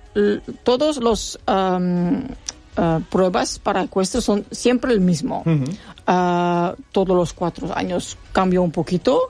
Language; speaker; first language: Spanish; non-native, learner; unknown